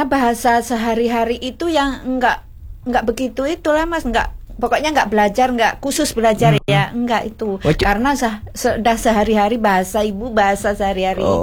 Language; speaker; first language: Indonesian; non-native, local second language; Javanese